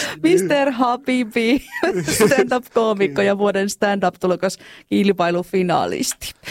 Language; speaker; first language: Finnish; native; Finnish